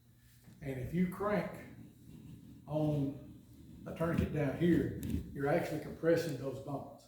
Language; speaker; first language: English; native; English